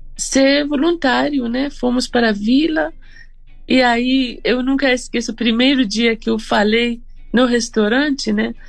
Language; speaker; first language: Portuguese; non-native, fluent; Persian